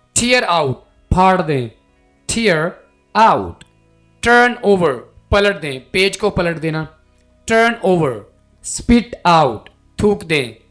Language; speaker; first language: Urdu; native; Urdu